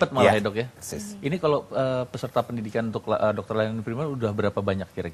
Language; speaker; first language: Indonesian; native; Indonesian